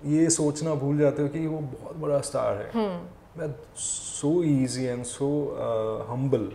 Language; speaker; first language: Hindi; non-native, local second language; Assamese